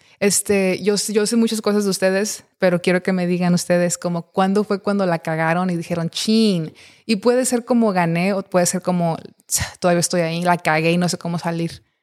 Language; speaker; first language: Spanish; early bilingual, heritage; Spanish